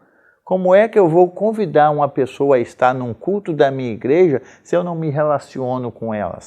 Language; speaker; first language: Portuguese; native; Portuguese